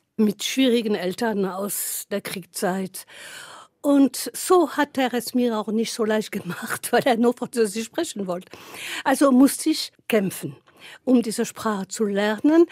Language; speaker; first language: German; non-native, fluent; French